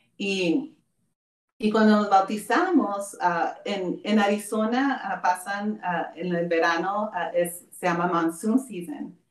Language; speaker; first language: Spanish; early bilingual, heritage; Spanish